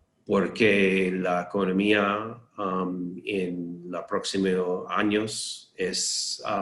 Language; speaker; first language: Spanish; non-native, learner; English